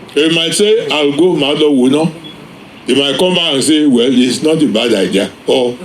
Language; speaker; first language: English; non-native, local second language; Yoruba